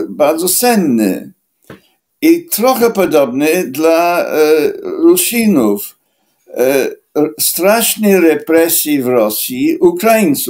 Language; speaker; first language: Polish; non-native, fluent; English